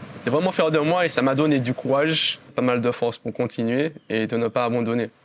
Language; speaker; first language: French; native; French